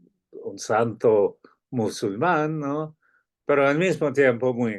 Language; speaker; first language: Spanish; non-native, fluent; English